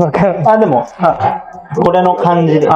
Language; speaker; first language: Japanese; native; Japanese